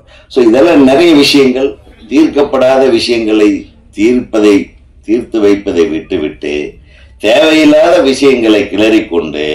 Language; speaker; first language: Tamil; native; Tamil